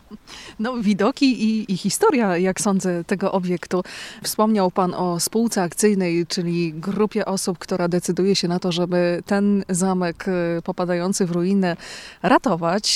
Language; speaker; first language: Polish; native; Polish